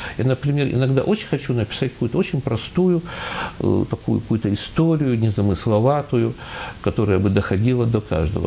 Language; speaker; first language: Russian; native; Russian